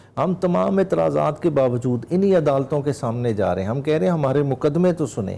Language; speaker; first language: Urdu; non-native, local second language; Punjabi